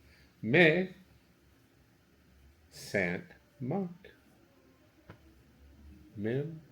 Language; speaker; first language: French; non-native, learner; English